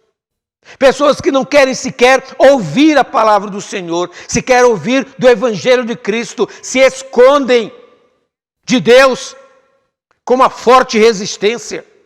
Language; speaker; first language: Portuguese; native; Portuguese